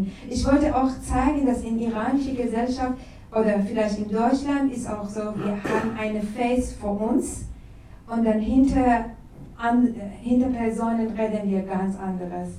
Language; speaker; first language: German; non-native, learner; Persian